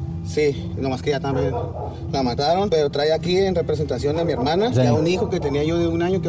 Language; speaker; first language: Spanish; native; Spanish